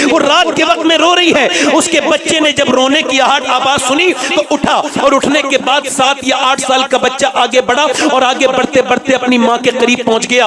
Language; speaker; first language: Urdu; native; Urdu